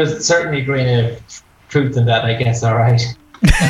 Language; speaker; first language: English; native; English